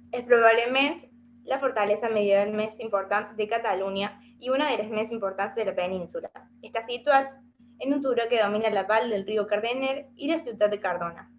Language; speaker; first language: Catalan; non-native, learner; Spanish